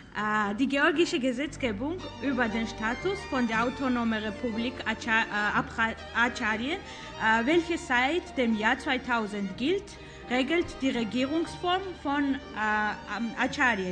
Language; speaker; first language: German; non-native, fluent; Georgian